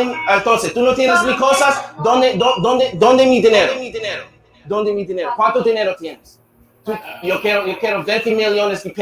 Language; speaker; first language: Spanish; non-native, learner; English